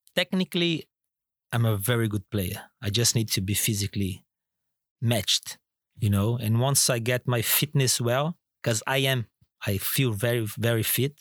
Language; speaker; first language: English; non-native, fluent; Portuguese